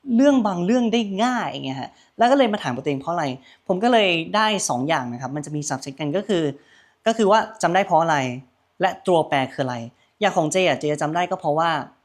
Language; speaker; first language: Thai; native; Thai